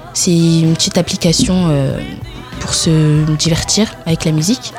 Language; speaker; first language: French; early bilingual, other home language; Italian